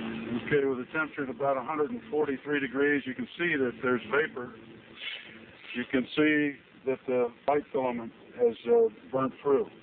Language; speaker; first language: English; native; English